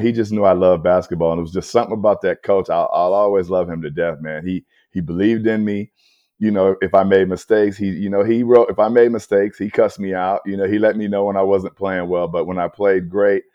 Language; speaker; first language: English; native; English